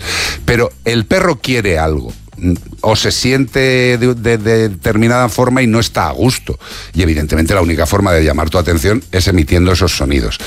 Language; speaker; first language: Spanish; native; Spanish